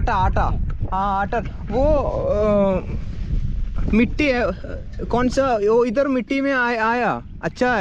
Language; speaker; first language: Hindi; non-native, learner; Malayalam